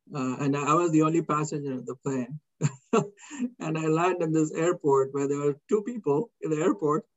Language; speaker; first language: English; non-native, local second language; Kannada